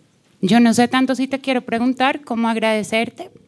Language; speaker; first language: Spanish; native; Spanish